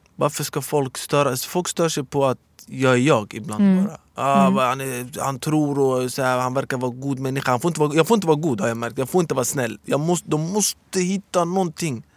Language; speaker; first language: Swedish; early bilingual, other home language; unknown